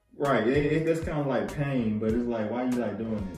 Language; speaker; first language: English; native; English